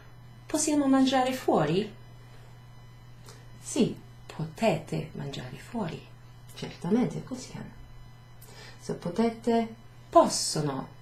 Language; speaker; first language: Italian; non-native, fluent; English